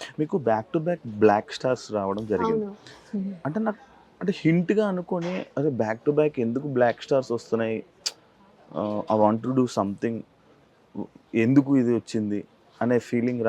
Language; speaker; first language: Telugu; native; Telugu